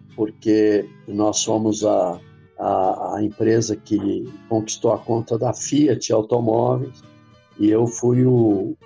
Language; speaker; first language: Portuguese; native; Portuguese